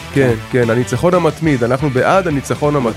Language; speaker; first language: Hebrew; native; Hebrew